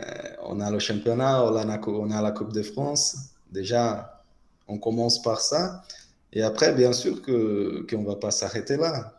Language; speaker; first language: French; non-native, fluent; Portuguese